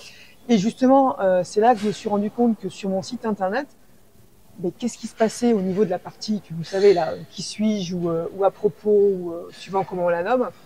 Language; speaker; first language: French; native; French